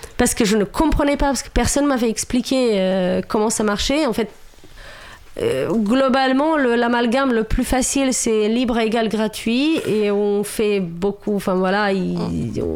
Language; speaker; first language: French; non-native, fluent; Romanian